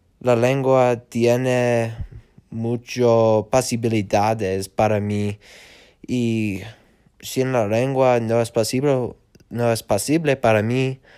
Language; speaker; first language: Spanish; non-native, learner; English